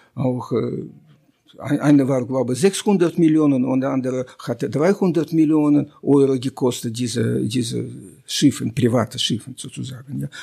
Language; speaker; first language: German; non-native, fluent; Russian